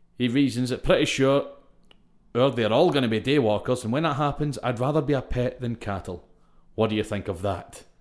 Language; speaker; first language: English; native; English